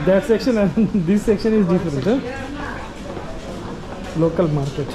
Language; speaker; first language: English; non-native, local second language; Bangla